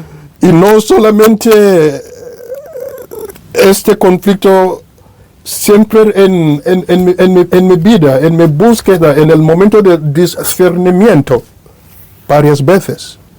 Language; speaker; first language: Spanish; non-native, fluent; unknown